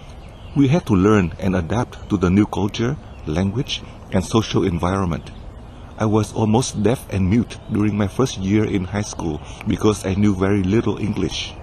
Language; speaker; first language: English; non-native, fluent; Vietnamese